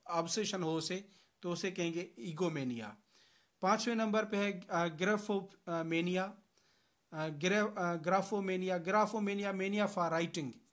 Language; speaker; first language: Urdu; non-native, local second language; Sindhi